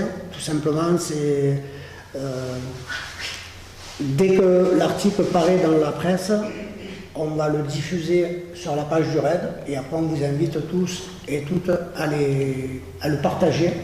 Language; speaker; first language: French; native; French